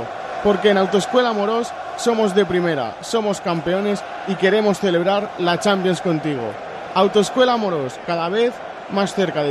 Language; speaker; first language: Spanish; native; Spanish